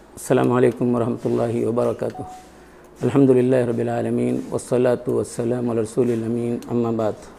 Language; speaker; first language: Hindi; non-native, local second language; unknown